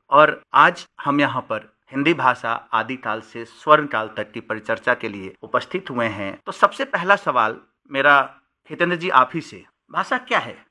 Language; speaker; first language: Hindi; native; Hindi